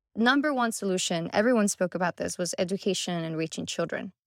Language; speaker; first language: English; early bilingual, other home language; Spanish